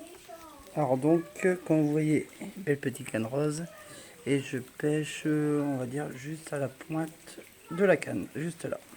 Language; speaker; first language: French; native; French